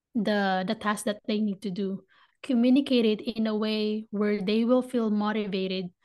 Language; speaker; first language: English; non-native, local second language; Filipino